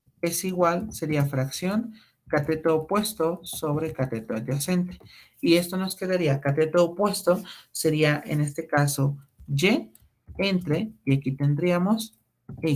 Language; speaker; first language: Spanish; native; Spanish